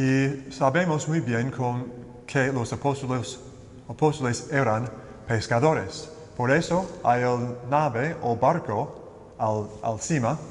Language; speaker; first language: Spanish; non-native, learner; English